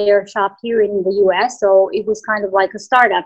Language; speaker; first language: English; non-native, fluent; Hebrew